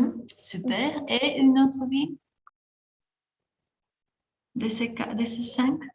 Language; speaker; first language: French; non-native, fluent; Spanish